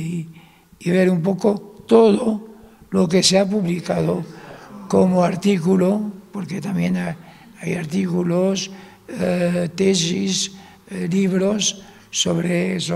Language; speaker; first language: Spanish; non-native, fluent; Arabic